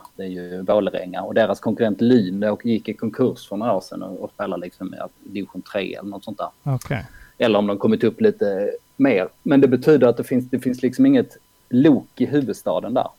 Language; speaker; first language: Swedish; native; Swedish